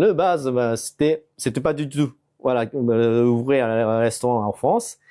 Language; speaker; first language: French; non-native, fluent; Japanese